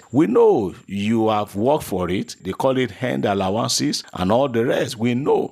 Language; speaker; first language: English; non-native, local second language; Yoruba